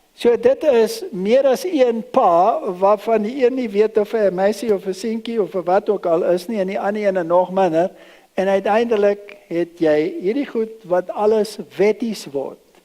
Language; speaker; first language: Afrikaans; early bilingual, other home language; German